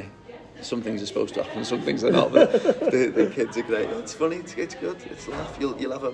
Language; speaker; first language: English; native; English